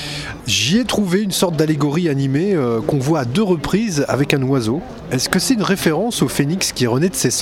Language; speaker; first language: French; native; French